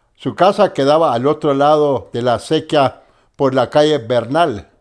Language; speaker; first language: Spanish; early bilingual, heritage; Spanish